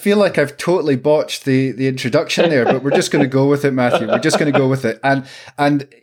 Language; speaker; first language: English; native; English